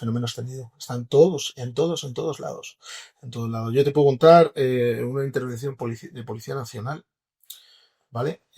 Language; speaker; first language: Spanish; native; Spanish